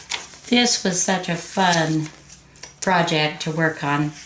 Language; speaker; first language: English; native; English